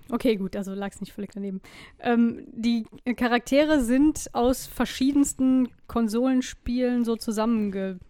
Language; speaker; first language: German; native; German